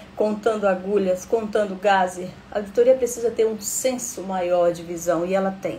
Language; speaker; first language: Portuguese; native; Portuguese